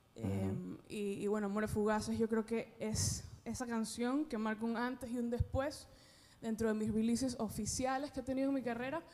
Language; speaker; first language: Spanish; native; Spanish